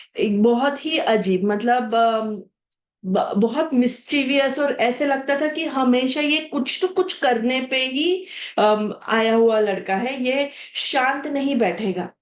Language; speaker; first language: Hindi; non-native, local second language; Marathi